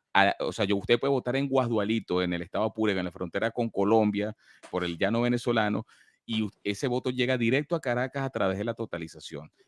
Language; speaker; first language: Spanish; native; Spanish